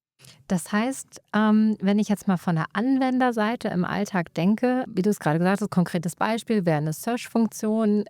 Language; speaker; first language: German; native; German